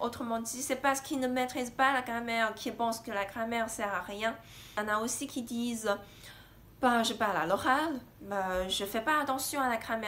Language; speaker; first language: French; non-native, fluent; Chinese